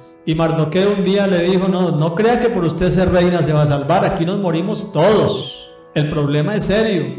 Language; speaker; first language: Spanish; native; Spanish